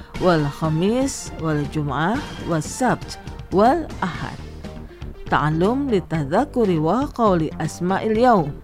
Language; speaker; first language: Arabic; non-native, fluent; Indonesian